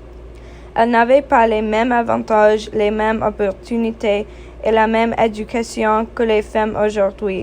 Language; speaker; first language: French; non-native, fluent; English